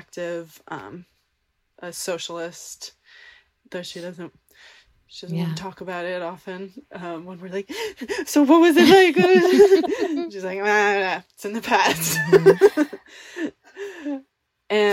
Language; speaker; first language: English; native; English